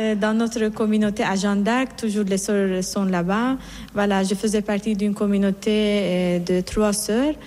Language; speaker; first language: French; non-native, fluent; Persian